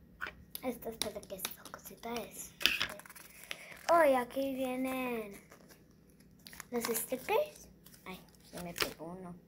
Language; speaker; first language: Spanish; early bilingual, heritage; Spanish